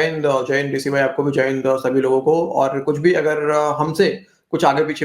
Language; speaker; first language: Hindi; native; Hindi